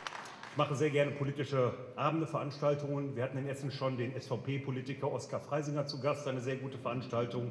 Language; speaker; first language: German; native; German